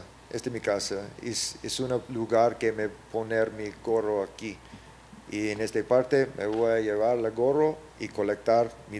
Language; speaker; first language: Spanish; non-native, learner; English